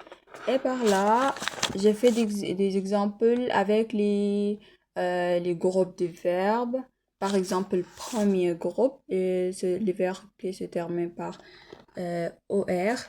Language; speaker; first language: French; non-native, learner; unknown